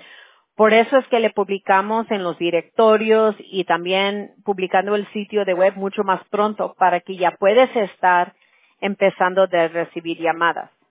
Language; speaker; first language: Spanish; early bilingual, heritage; Spanish